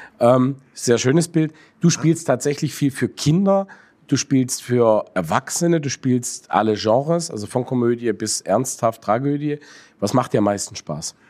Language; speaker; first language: German; native; German